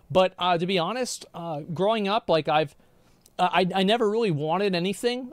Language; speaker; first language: English; native; English